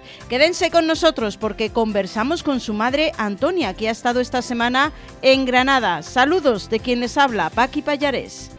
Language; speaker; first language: Spanish; native; Spanish